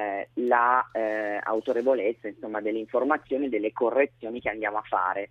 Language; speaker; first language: Italian; native; Italian